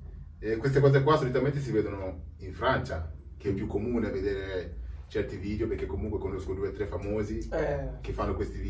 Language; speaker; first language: Italian; native; Italian